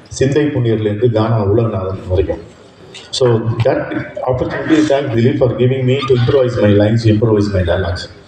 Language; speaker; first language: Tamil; native; Tamil